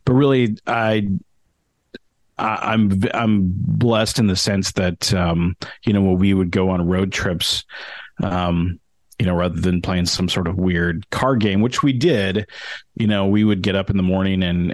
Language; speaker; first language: English; native; English